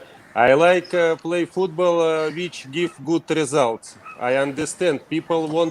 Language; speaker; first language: English; non-native, learner; Russian